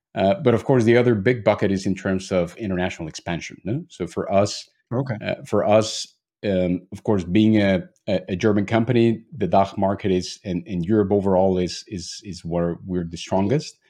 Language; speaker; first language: English; non-native, fluent; Spanish